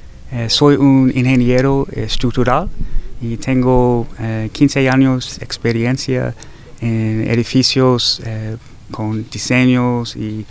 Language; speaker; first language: Spanish; non-native, learner; English